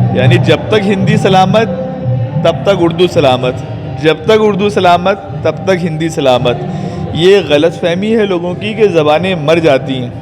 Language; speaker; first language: Urdu; native; Urdu